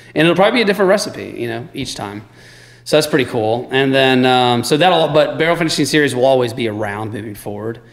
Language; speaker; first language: English; native; English